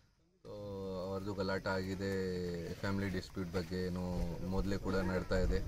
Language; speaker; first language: Kannada; non-native, learner; Hindi